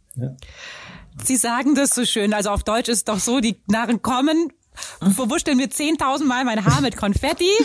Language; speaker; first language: German; native; German